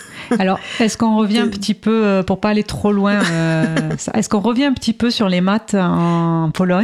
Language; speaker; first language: French; native; French